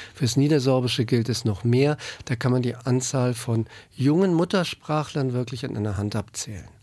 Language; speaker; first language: German; native; German